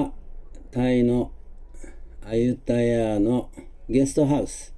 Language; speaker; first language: Japanese; native; Japanese